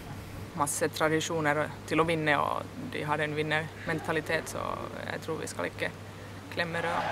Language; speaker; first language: Norwegian; non-native, fluent; Finnish